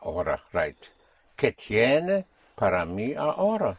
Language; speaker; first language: Spanish; non-native, fluent; English